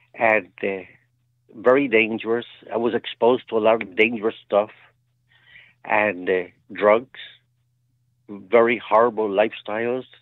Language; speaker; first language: English; native; English